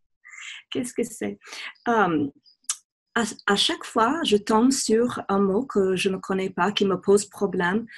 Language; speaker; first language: French; non-native, fluent; English